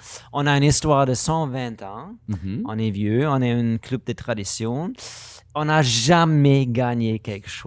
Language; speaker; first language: French; non-native, learner; German